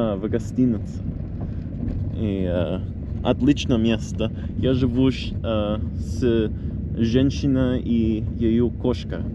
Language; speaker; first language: Russian; non-native, learner; English